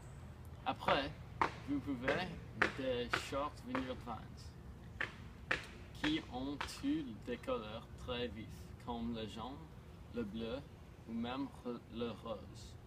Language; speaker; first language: French; non-native, learner; English